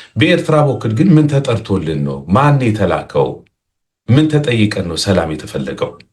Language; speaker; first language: Amharic; non-native, local second language; Tigrinya